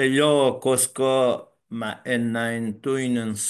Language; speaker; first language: Finnish; non-native, learner; Persian